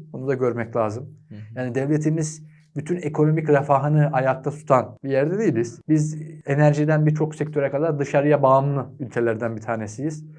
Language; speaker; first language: Turkish; native; Turkish